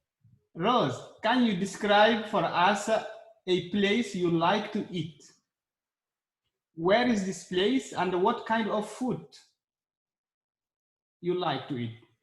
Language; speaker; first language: English; non-native, learner; Arabic